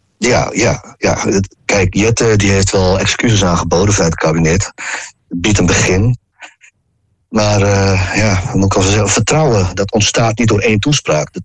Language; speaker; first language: Dutch; native; Dutch